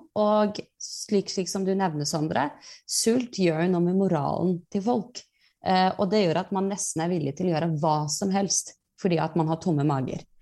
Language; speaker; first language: Norwegian; early bilingual, other home language; Persian